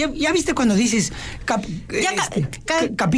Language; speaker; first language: Spanish; native; Spanish